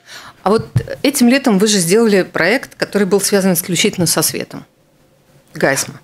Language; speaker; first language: Russian; native; Russian